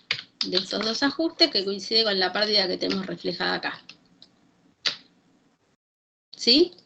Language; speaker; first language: Spanish; native; Spanish